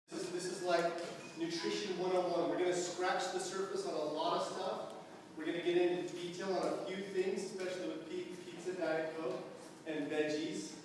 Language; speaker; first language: English; native; English